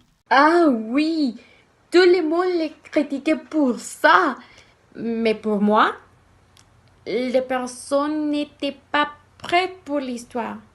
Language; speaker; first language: French; non-native, learner; Spanish